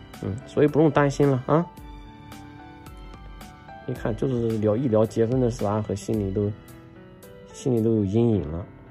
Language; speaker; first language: Chinese; native; Chinese